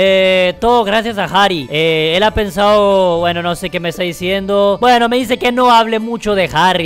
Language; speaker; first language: Spanish; native; Spanish